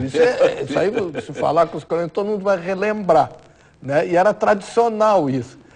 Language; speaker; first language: Portuguese; native; Portuguese